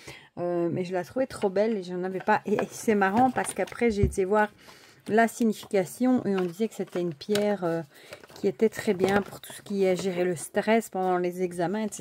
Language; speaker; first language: French; native; French